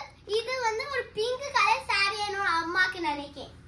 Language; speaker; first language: Tamil; early bilingual, heritage; Tamil